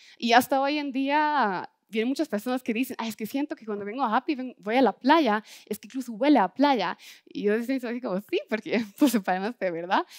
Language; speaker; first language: Spanish; non-native, fluent; German